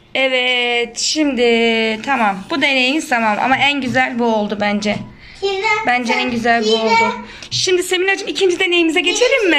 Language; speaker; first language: Turkish; native; Turkish